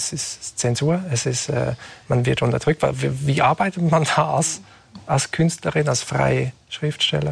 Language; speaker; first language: German; native; German